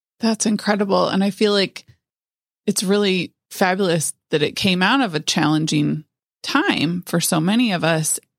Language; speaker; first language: English; native; English